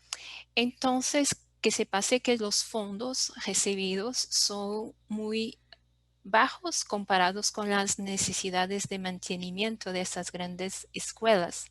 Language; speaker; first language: Spanish; non-native, fluent; Portuguese